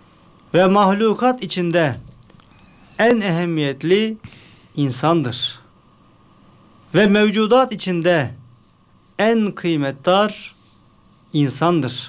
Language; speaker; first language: Turkish; native; Turkish